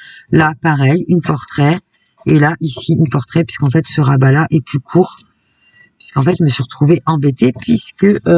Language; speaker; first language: French; native; French